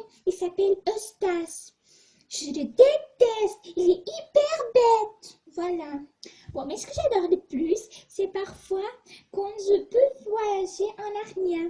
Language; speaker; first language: French; non-native, fluent; Portuguese